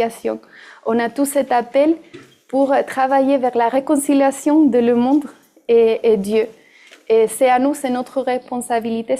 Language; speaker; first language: French; non-native, fluent; Spanish